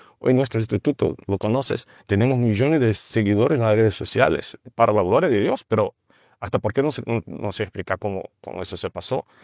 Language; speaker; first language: Spanish; non-native, fluent; Portuguese